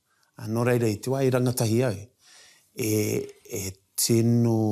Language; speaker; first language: Māori; non-native, local second language; English